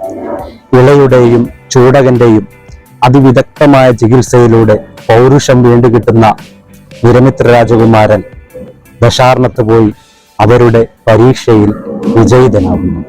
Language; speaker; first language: Malayalam; native; Malayalam